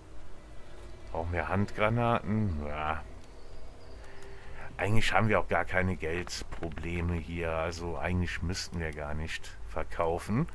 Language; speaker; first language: German; native; German